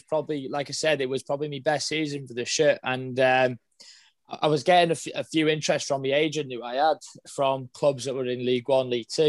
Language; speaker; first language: English; native; English